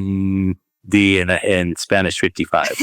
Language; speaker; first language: Spanish; non-native, learner; English